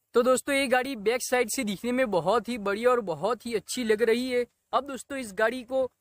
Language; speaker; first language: Hindi; non-native, local second language; Gujarati